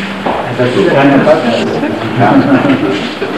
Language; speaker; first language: German; non-native, fluent; French